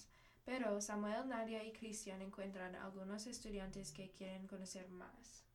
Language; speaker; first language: Spanish; non-native, learner; English